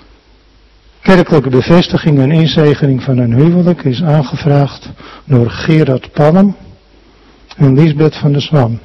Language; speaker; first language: Dutch; native; Dutch